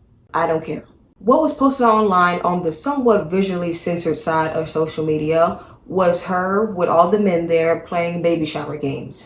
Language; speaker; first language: English; native; English